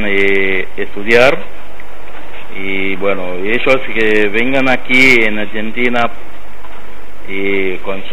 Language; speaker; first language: Spanish; non-native, learner; Haitian Creole